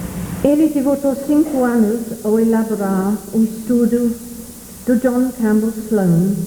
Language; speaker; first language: Portuguese; non-native, fluent; English